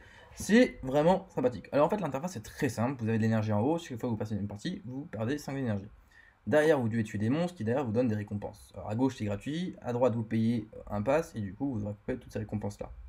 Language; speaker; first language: French; native; French